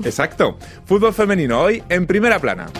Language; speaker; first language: Spanish; native; Spanish